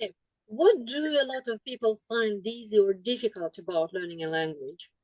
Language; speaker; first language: English; non-native, fluent; Russian